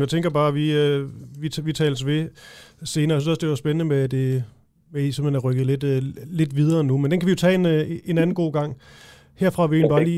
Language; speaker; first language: Danish; native; Danish